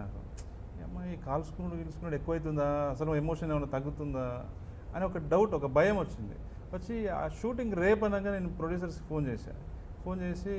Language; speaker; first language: Telugu; native; Telugu